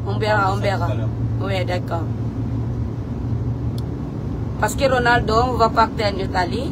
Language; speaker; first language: French; non-native, learner; Filipino